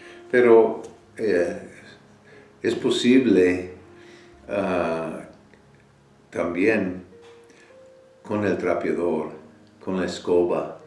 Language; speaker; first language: Spanish; non-native, fluent; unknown